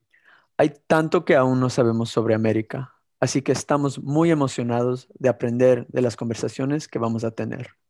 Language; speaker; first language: Spanish; early bilingual, heritage; Spanish